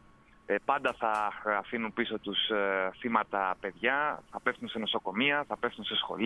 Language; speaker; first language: Greek; native; Greek